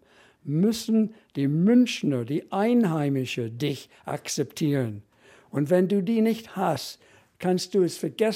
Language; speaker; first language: German; non-native, fluent; English